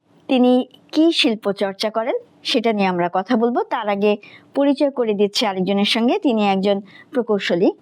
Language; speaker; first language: Bangla; native; Bangla